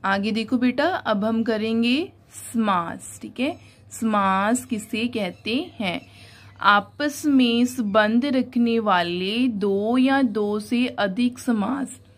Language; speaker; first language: Hindi; non-native, local second language; Punjabi